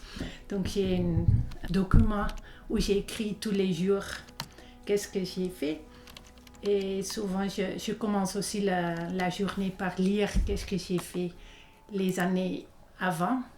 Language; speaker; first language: French; non-native, fluent; Dutch